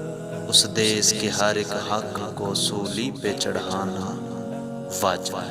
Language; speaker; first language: Urdu; native; Urdu